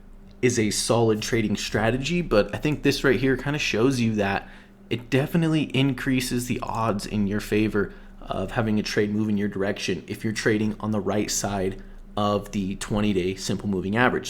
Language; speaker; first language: English; native; English